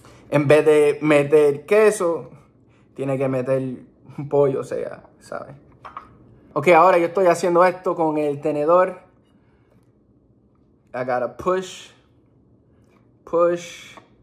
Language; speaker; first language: Spanish; early bilingual, heritage; Spanish